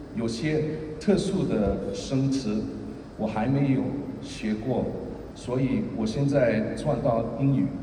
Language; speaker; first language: Chinese; early bilingual, heritage; Chinese